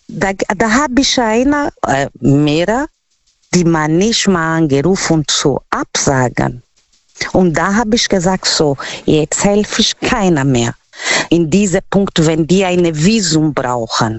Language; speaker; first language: German; non-native, learner; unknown